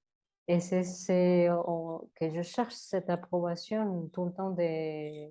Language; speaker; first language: French; non-native, learner; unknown